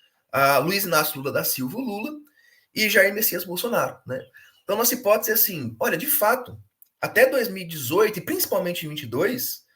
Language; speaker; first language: Portuguese; native; Portuguese